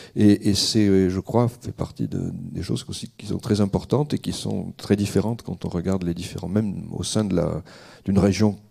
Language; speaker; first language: French; native; French